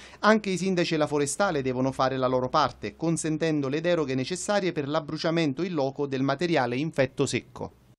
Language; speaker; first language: Italian; native; Italian